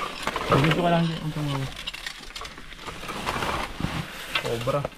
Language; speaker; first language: Filipino; native; Filipino